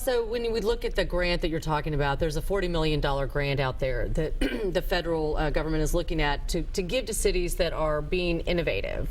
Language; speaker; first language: English; native; English